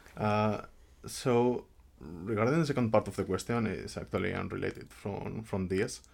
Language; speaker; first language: English; non-native, fluent; Spanish